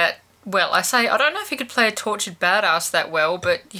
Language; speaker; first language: English; native; English